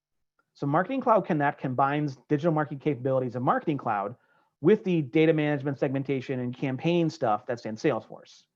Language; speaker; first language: English; native; English